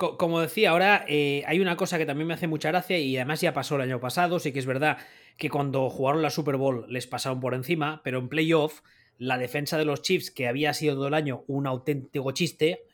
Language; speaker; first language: Spanish; native; Spanish